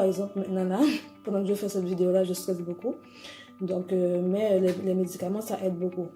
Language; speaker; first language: French; native; French